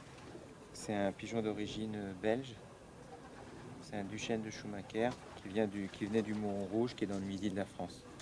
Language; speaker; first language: French; native; French